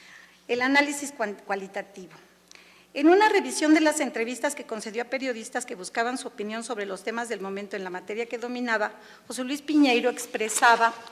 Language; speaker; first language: Spanish; native; Spanish